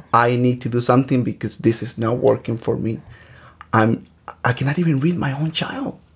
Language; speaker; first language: English; early bilingual, other home language; Spanish